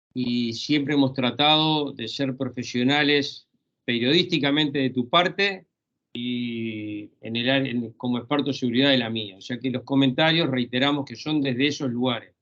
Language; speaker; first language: Spanish; native; Spanish